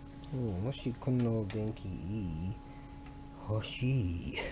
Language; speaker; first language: Japanese; non-native, learner; English